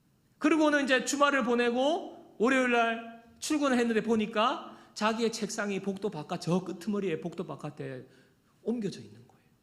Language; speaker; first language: Korean; native; Korean